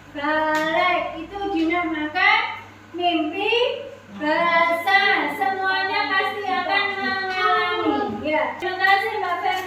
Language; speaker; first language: Indonesian; native; Indonesian